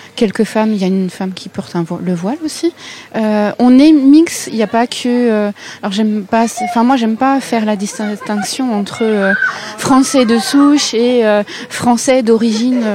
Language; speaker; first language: French; native; French